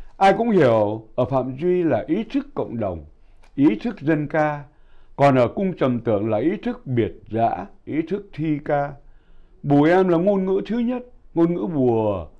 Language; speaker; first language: Vietnamese; native; Vietnamese